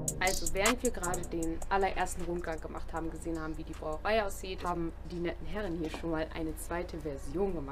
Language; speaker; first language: German; native; German